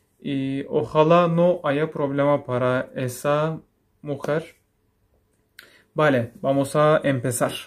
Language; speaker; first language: Spanish; non-native, fluent; Turkish